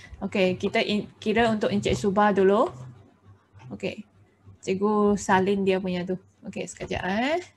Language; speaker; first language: Malay; native; Malay